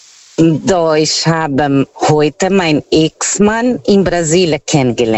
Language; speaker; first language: German; non-native, fluent; Portuguese